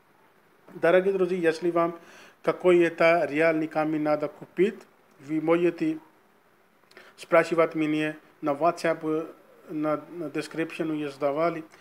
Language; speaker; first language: Russian; non-native, learner; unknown